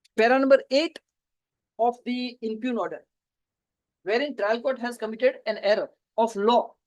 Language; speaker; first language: English; non-native, local second language; Gujarati